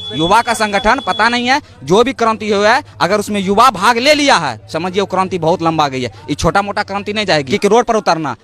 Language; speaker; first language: Hindi; native; Hindi